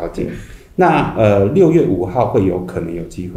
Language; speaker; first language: Chinese; native; Chinese